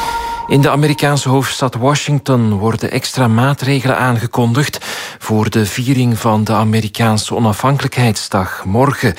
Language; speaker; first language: Dutch; native; Dutch